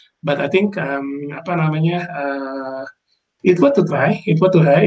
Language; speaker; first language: English; non-native, fluent; Indonesian